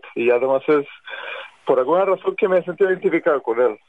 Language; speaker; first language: Spanish; non-native, fluent; Serbian